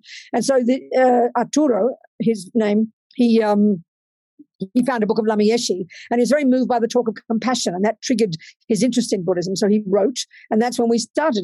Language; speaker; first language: English; native; English